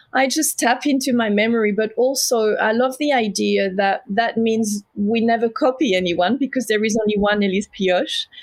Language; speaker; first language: English; non-native, fluent; French